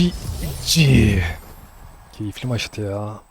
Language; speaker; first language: Turkish; native; Turkish